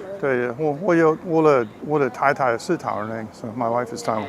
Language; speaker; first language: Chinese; non-native, learner; English